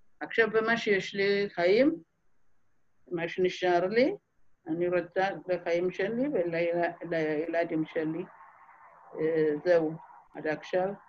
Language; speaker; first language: Hebrew; non-native, fluent; Amharic